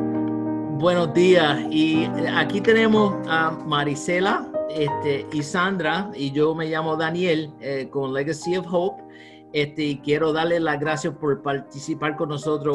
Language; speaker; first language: Spanish; early bilingual, heritage; Spanish